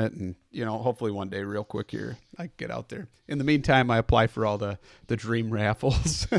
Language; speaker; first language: English; native; English